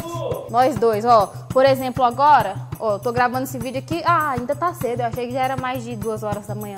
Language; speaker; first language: Portuguese; native; Portuguese